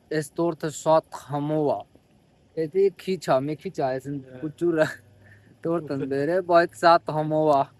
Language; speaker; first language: Armenian; non-native, learner; Hindi